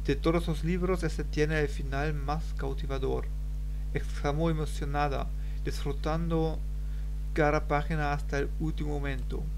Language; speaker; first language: Spanish; non-native, learner; German